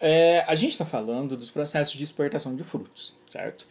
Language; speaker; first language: Portuguese; native; Portuguese